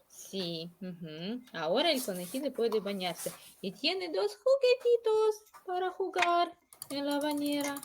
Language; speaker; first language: Spanish; non-native, fluent; Russian